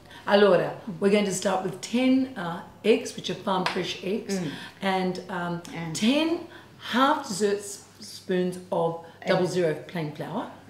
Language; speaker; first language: English; early bilingual, other home language; Italian